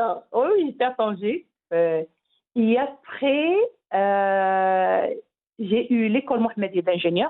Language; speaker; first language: French; non-native, local second language; Arabic